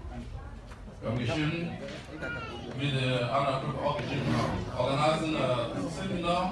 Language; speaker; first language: German; non-native, fluent; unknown